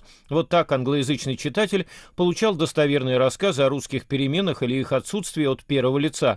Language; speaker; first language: Russian; native; Russian